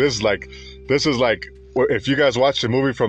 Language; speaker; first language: English; native; English